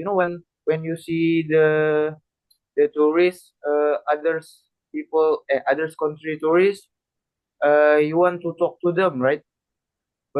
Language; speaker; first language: English; non-native, learner; Indonesian